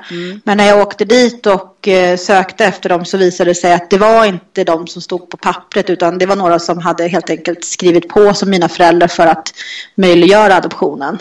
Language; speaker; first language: Swedish; native; Swedish